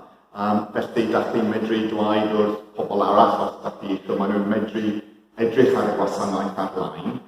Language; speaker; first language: Welsh; non-native, fluent; English